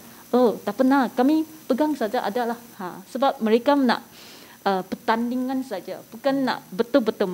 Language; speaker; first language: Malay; non-native, local second language; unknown